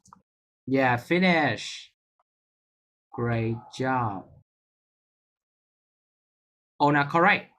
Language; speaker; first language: English; non-native, fluent; Vietnamese